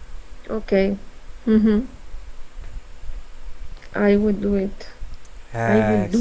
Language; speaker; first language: English; non-native, learner; Spanish